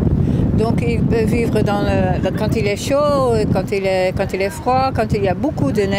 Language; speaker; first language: French; non-native, fluent; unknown